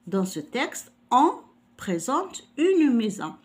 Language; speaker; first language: French; non-native, local second language; Arabic